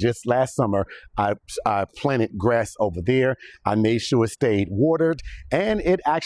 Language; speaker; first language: English; native; English